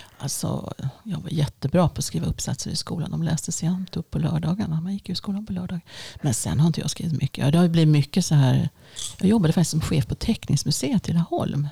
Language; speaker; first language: Swedish; early bilingual, other home language; Finnish